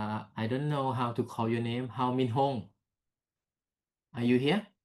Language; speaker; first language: English; non-native, learner; Thai